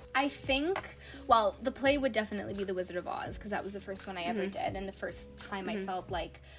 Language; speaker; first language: English; native; English